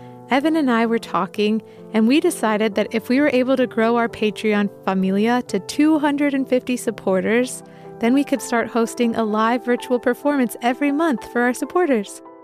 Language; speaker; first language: English; native; English